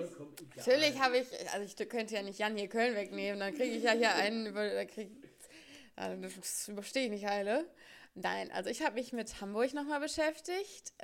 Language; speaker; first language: German; native; German